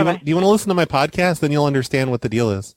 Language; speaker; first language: English; native; English